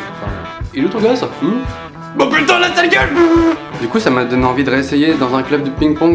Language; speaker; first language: French; native; French